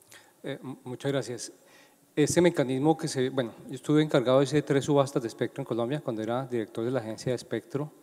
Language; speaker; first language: Spanish; native; Spanish